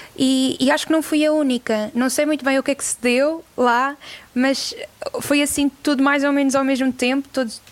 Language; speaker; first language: Portuguese; native; Portuguese